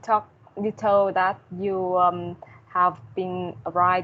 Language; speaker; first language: English; non-native, learner; Vietnamese